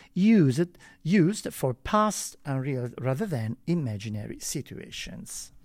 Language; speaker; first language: English; non-native, fluent; Italian